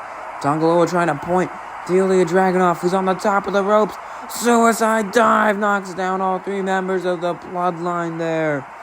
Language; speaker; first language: English; native; English